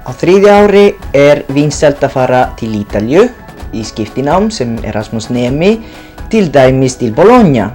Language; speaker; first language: Icelandic; non-native, fluent; Italian